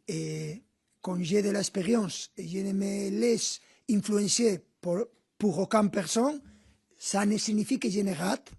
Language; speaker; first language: French; non-native, fluent; Spanish